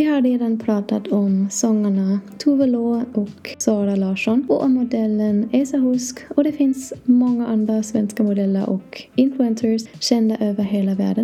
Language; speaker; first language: Swedish; non-native, learner; English